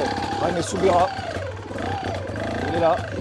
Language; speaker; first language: French; native; French